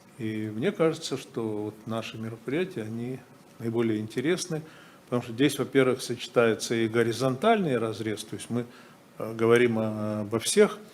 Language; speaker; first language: Russian; native; Russian